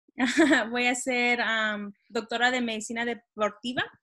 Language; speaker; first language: Spanish; early bilingual, heritage; Spanish